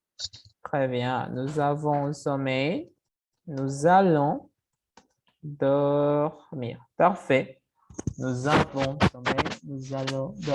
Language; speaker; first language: French; non-native, fluent; Spanish